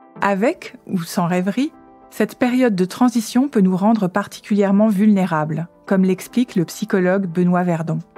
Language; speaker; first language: French; native; French